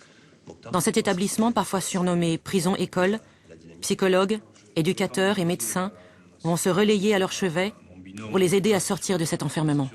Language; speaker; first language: French; native; French